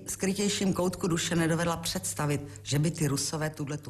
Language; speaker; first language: Czech; native; Czech